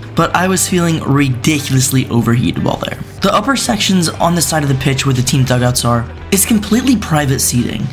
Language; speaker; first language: English; native; English